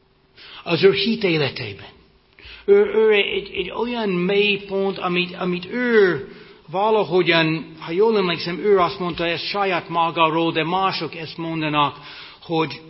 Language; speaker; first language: Hungarian; non-native, fluent; English